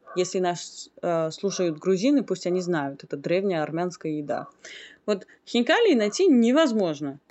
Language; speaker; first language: Russian; non-native, local second language; Armenian